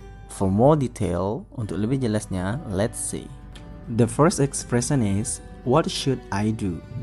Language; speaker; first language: English; non-native, fluent; Indonesian